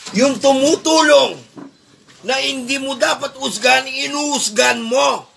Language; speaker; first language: Filipino; non-native, local second language; Pampanga